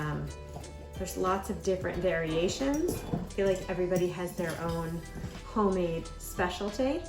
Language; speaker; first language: English; native; English